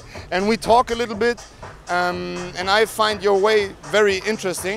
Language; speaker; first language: English; non-native, learner; German